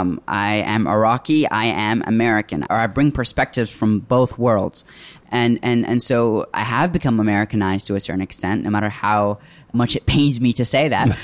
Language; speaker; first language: English; early bilingual, other home language; Arabic